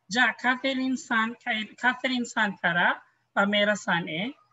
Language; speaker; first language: Japanese; non-native, fluent; Filipino